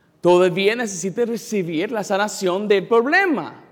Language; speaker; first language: Spanish; non-native, learner; English